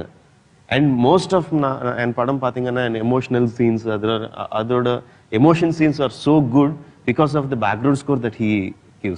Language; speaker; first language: Tamil; non-native, fluent; Telugu